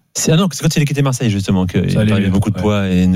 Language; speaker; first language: French; native; French